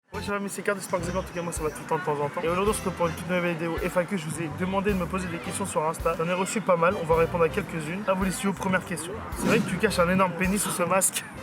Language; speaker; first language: French; native; French